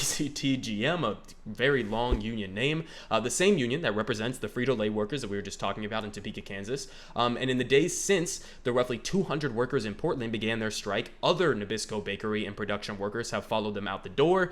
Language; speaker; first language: English; native; English